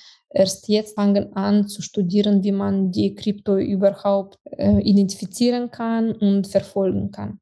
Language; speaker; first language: German; non-native, fluent; Romanian